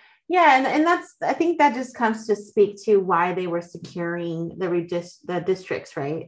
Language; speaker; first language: English; early bilingual, other home language; Spanish